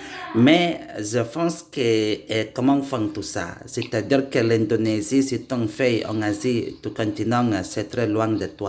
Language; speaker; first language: French; non-native, learner; Indonesian